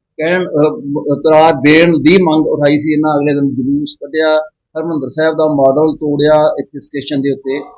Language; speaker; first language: Punjabi; native; Punjabi